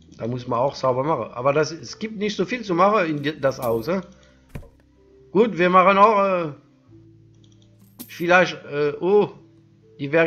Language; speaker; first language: German; non-native, learner; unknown